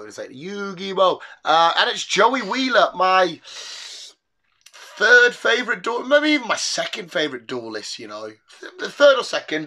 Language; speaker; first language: English; native; English